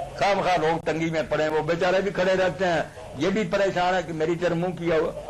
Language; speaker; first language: Urdu; non-native, local second language; Punjabi